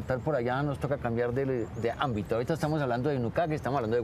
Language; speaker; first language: Spanish; native; Spanish